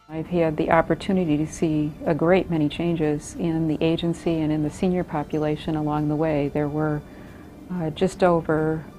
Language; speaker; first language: English; native; English